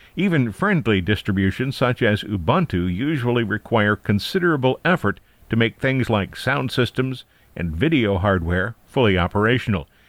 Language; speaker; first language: English; native; English